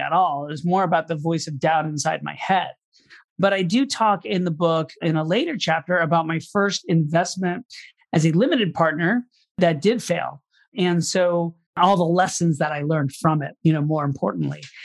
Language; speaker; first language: English; native; English